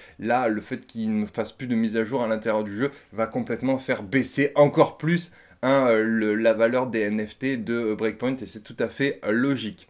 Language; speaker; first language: French; native; French